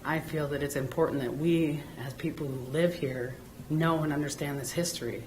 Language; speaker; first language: English; native; English